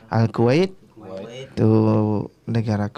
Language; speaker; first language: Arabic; non-native, fluent; Indonesian